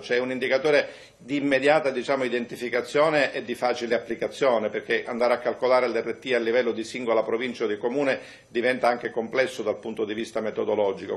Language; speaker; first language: Italian; native; Italian